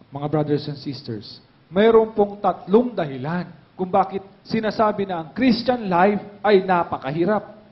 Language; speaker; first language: Filipino; native; Filipino